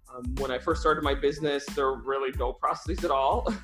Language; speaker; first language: English; early bilingual, other home language; Russian